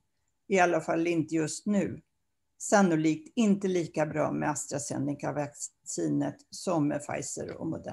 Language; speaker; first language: Swedish; native; Swedish